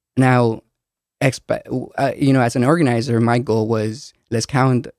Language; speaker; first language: English; early bilingual, other home language; Spanish